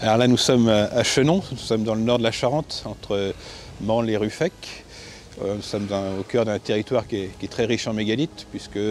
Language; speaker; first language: French; native; French